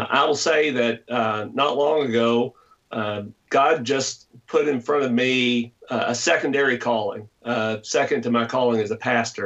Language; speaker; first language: English; native; English